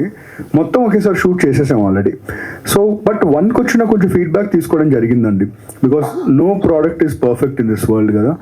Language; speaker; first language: Telugu; native; Telugu